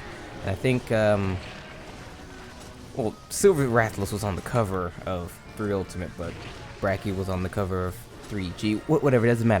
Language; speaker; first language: English; native; English